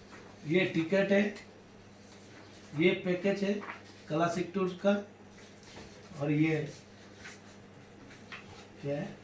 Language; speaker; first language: Hindi; non-native, local second language; Bhojpuri